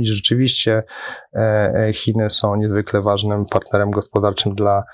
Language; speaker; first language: Polish; native; Polish